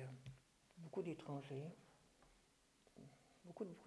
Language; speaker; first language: French; early bilingual, other home language; German